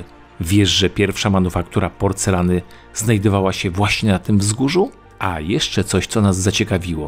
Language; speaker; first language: Polish; native; Polish